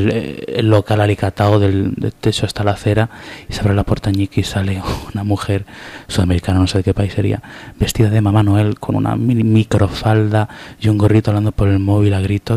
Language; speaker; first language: Spanish; native; Spanish